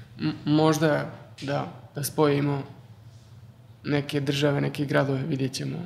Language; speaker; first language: Serbian; early bilingual, heritage; Serbian